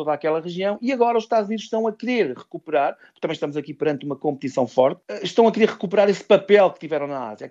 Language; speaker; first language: Portuguese; native; Portuguese